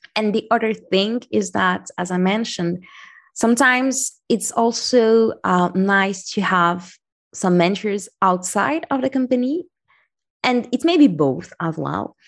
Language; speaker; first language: English; non-native, fluent; Arabic